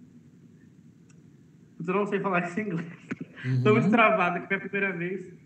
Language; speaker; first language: Portuguese; native; Portuguese